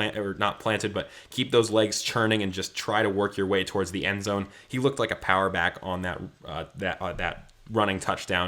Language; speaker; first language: English; native; English